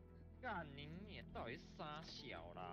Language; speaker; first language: Chinese; native; Chinese